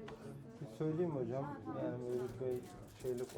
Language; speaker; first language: Turkish; native; Turkish